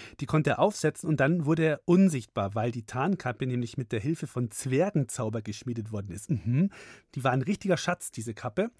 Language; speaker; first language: German; native; German